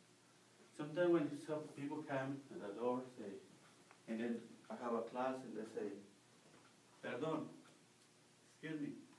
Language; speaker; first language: English; non-native, learner; Spanish